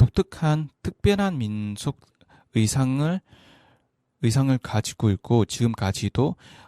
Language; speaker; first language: Korean; non-native, fluent; Vietnamese